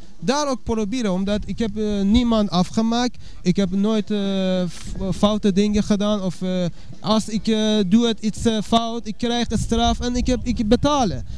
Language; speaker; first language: Dutch; non-native, learner; Persian